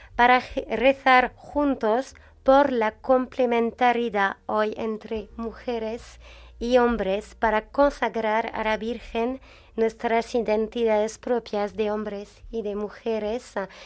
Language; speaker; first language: Spanish; non-native, fluent; French